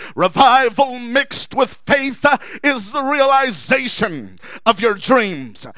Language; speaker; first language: English; early bilingual, other home language; Spanish